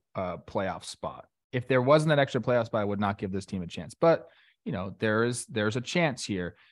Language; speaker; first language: English; native; English